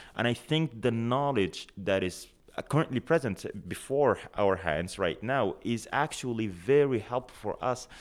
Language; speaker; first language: English; non-native, fluent; Arabic